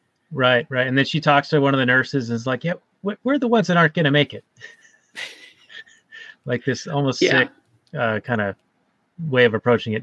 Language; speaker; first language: English; native; English